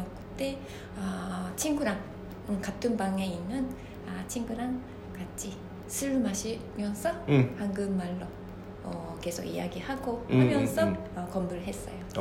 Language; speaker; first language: Korean; non-native, fluent; Japanese